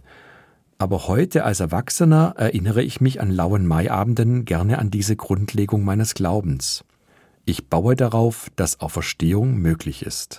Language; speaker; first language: German; native; German